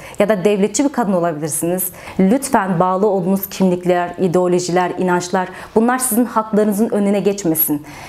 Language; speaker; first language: Turkish; native; Turkish